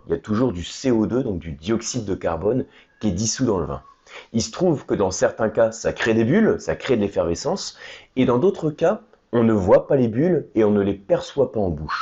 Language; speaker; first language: French; native; French